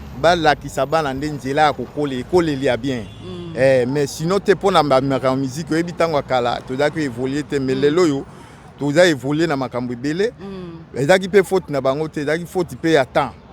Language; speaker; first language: Lingala; native; Lingala